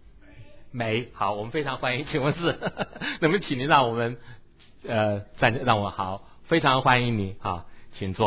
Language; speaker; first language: Chinese; native; Chinese